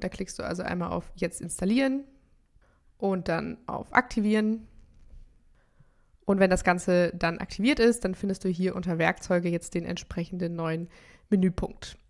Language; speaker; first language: German; native; German